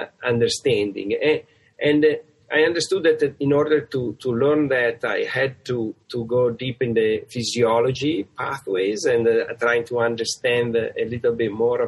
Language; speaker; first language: English; non-native, fluent; Italian